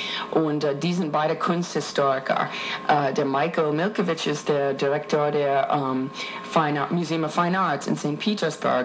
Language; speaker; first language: German; non-native, fluent; English